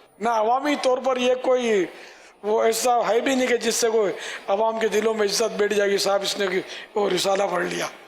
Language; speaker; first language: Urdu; non-native, local second language; Memoni